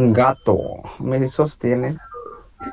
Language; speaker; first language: Spanish; non-native, learner; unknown